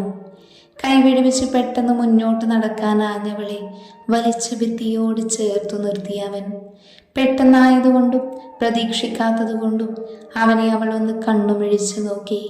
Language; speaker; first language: Malayalam; native; Malayalam